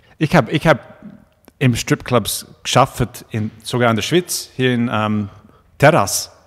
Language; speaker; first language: German; non-native, fluent; English